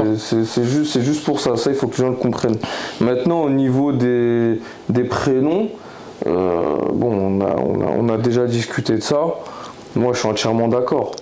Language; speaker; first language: French; native; French